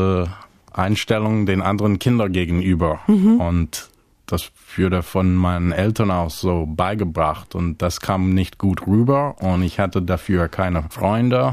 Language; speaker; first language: German; non-native, fluent; English